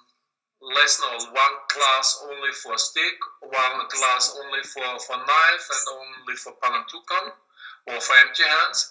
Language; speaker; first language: English; non-native, learner; German